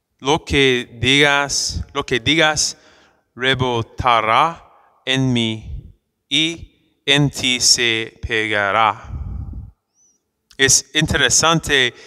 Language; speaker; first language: Spanish; non-native, fluent; English